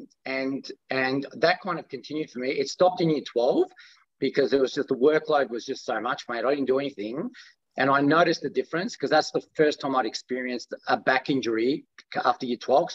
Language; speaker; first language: English; early bilingual, other home language; Greek